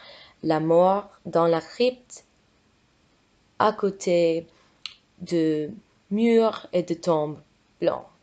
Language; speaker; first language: French; non-native, fluent; English